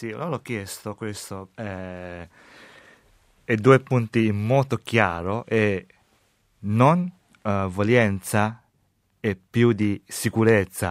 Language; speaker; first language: Italian; non-native, learner; Chinese